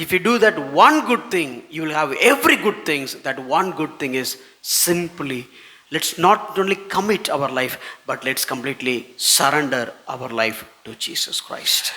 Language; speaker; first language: English; non-native, local second language; Tamil